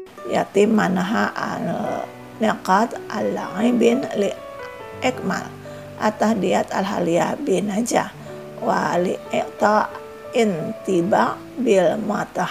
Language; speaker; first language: Arabic; non-native, fluent; Indonesian